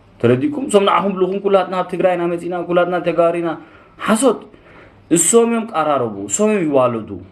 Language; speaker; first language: Tigrinya; early bilingual, heritage; Tigrinya